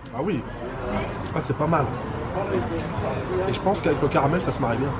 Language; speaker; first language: French; native; French